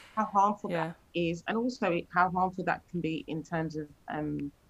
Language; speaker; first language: English; native; English